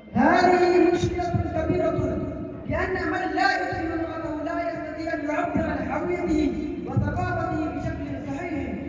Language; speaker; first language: Arabic; non-native, fluent; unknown